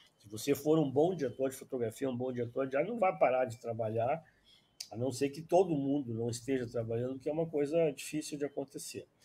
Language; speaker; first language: Portuguese; native; Portuguese